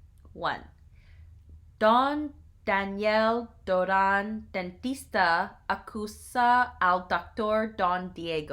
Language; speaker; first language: Spanish; non-native, learner; English